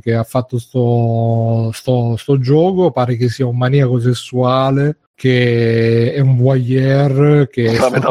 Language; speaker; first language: Italian; native; Italian